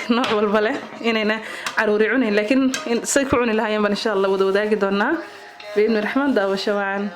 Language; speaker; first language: Somali; early bilingual, heritage; Somali